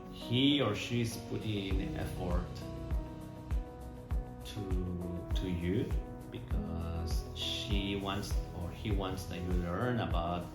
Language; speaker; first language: English; non-native, learner; Spanish